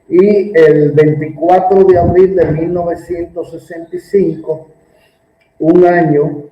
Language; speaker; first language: Spanish; native; Spanish